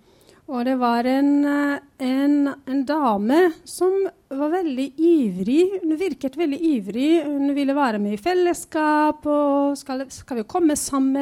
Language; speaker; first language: Norwegian; non-native, fluent; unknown